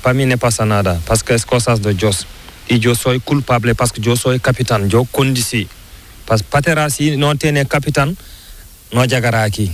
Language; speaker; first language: Spanish; non-native, learner; Fula